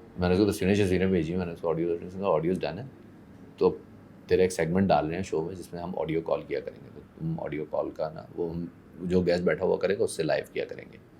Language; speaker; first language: Urdu; non-native, local second language; Persian